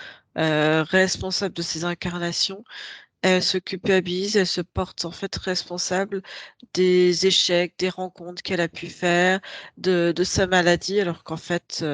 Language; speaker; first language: French; native; French